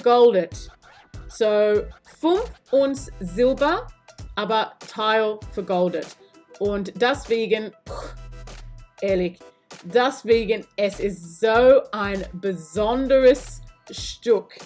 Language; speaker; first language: German; non-native, learner; English